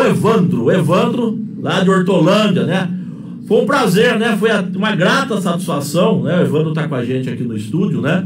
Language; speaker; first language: Portuguese; native; Portuguese